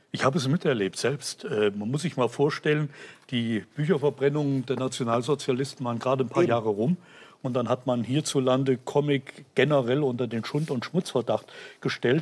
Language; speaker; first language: German; native; German